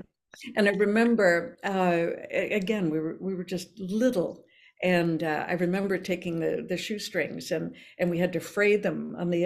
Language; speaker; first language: English; early bilingual, other home language; Norwegian